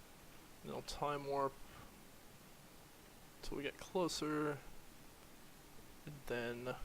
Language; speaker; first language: English; native; English